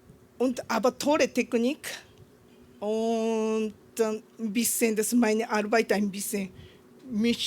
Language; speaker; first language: German; non-native, learner; Japanese